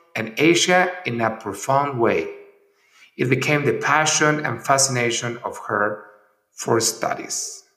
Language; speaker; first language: English; non-native, fluent; Spanish